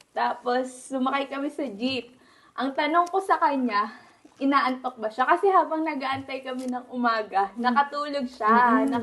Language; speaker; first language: Filipino; native; Filipino